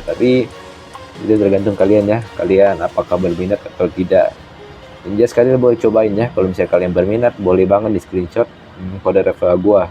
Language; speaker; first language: Indonesian; native; Indonesian